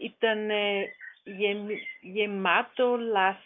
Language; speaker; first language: Greek; non-native, learner; German